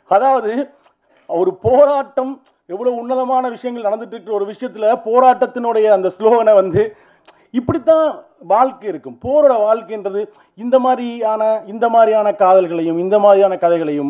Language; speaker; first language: Tamil; native; Tamil